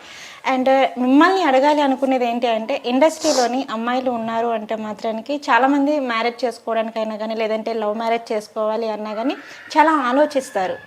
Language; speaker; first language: Telugu; native; Telugu